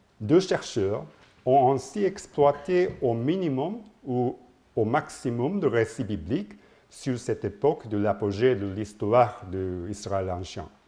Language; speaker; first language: French; non-native, learner; Japanese